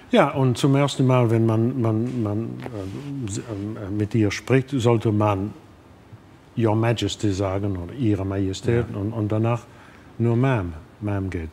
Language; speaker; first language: German; non-native, fluent; English